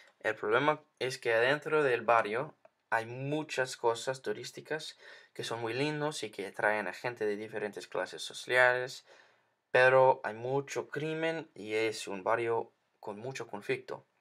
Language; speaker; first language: Spanish; non-native, learner; English